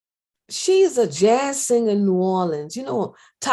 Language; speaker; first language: English; native; English